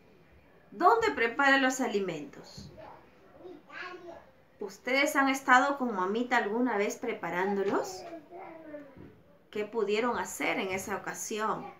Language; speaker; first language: Spanish; native; Spanish